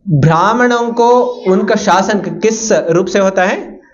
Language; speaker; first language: Hindi; non-native, local second language; Kannada